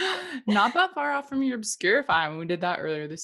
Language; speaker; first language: English; native; English